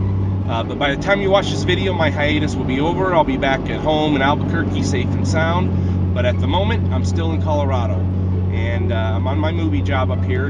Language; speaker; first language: English; native; English